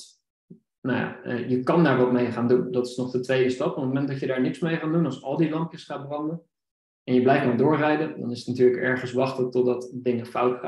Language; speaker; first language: Dutch; native; Dutch